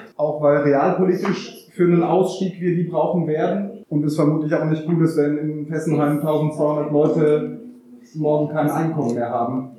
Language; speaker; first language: German; native; German